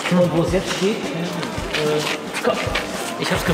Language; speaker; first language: German; native; German